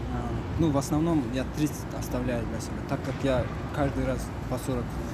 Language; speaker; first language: Russian; non-native, learner; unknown